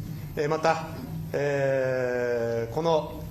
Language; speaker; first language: Japanese; native; Japanese